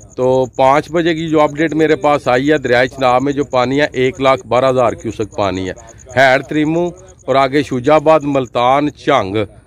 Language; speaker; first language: Urdu; non-native, local second language; Punjabi